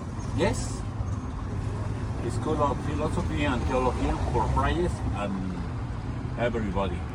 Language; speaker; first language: English; non-native, learner; Spanish